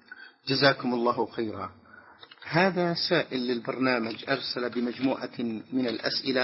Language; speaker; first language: Arabic; native; Arabic